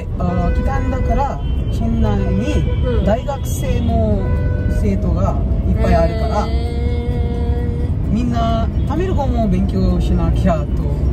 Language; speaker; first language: Japanese; non-native, learner; Tamil